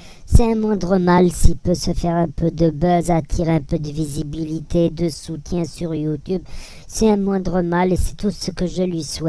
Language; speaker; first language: French; native; French